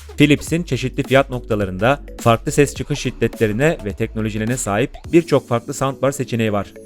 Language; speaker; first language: Turkish; native; Turkish